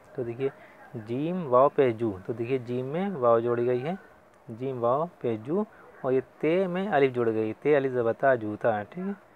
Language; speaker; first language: Hindi; native; Hindi